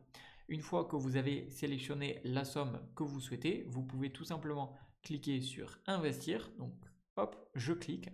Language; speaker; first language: French; native; French